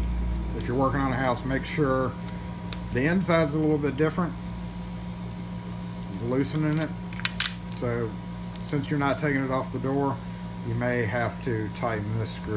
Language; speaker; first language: English; native; English